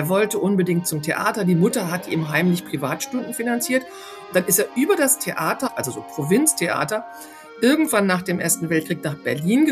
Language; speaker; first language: German; native; German